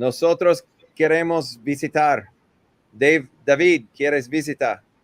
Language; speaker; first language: Spanish; non-native, learner; English